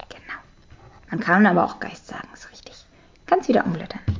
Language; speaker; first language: German; native; German